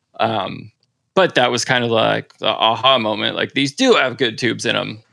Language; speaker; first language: English; native; English